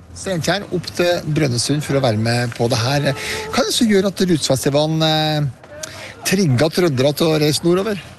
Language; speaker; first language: Norwegian; native; Norwegian